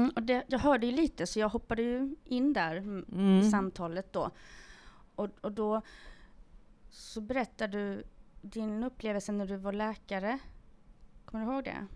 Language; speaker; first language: Swedish; native; Swedish